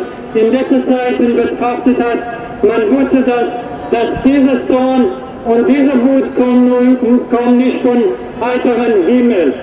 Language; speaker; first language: German; non-native, fluent; Persian